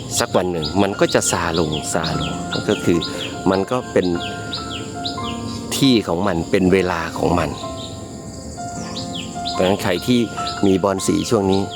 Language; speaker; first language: Thai; native; Thai